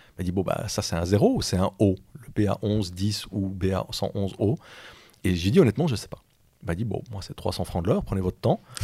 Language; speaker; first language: French; native; French